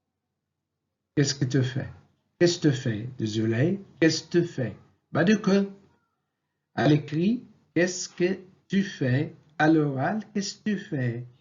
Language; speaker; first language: French; non-native, local second language; Arabic